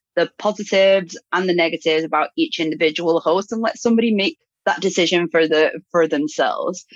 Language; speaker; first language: English; native; English